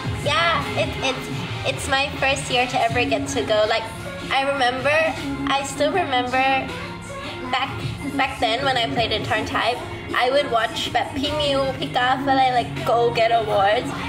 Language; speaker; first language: English; early bilingual, other home language; Thai